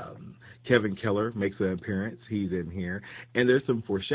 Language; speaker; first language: English; native; English